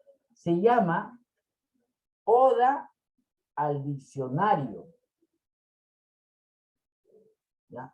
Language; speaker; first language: Spanish; native; Spanish